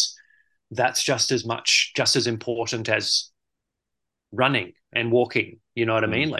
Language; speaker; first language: English; native; English